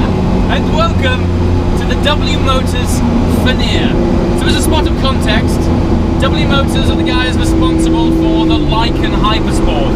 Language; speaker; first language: English; native; English